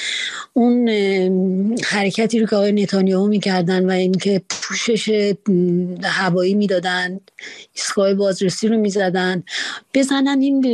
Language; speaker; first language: Persian; native; Persian